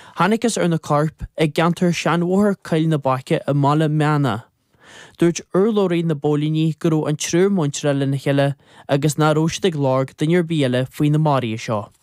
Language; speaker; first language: Irish; native; Irish